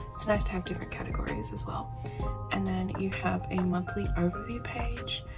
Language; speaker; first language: English; native; English